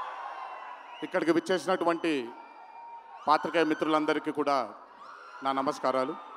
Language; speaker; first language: Telugu; native; Telugu